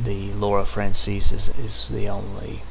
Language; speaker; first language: English; native; English